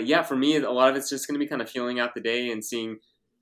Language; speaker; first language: English; native; English